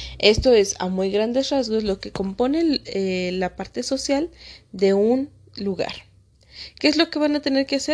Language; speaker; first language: Spanish; native; Spanish